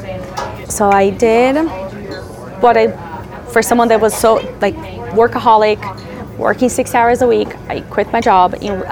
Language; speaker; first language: English; non-native, fluent; Portuguese